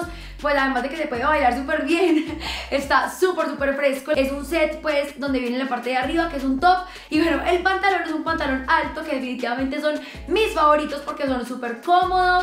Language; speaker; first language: Spanish; native; Spanish